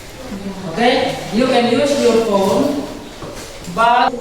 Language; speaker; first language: English; non-native, learner; Indonesian